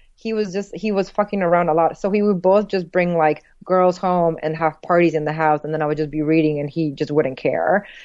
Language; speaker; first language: English; early bilingual, other home language; Spanish